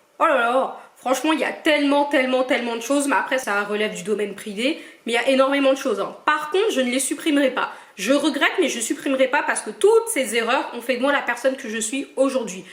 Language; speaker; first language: French; early bilingual, other home language; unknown